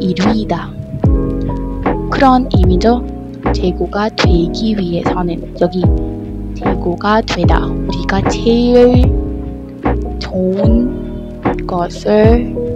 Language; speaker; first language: Korean; non-native, learner; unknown